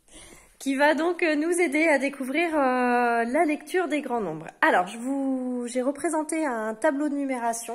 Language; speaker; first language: French; native; French